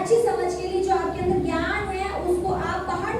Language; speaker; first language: Hindi; native; Hindi